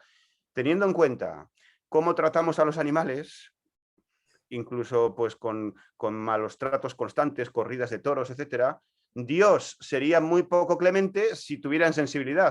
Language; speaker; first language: Spanish; native; Spanish